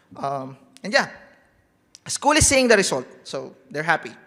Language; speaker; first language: English; non-native, local second language; Filipino